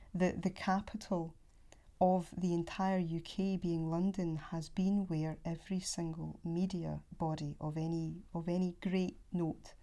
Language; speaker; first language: English; native; English